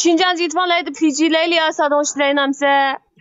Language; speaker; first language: Chinese; non-native, local second language; Uyghur